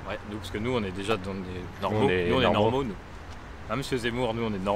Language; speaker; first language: French; native; French